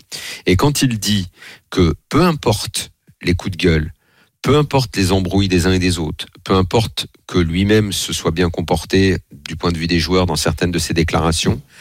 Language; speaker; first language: French; native; French